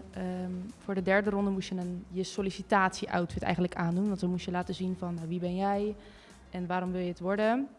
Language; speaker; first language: Dutch; native; Dutch